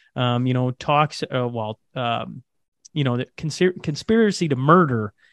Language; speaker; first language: English; native; English